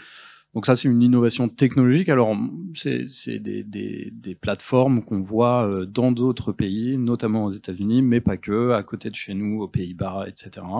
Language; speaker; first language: French; native; French